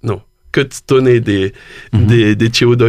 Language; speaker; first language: Romanian; non-native, learner; French